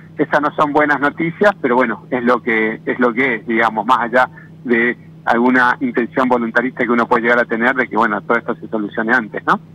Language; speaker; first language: Spanish; native; Spanish